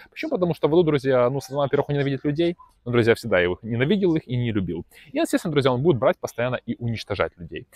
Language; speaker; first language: Russian; native; Russian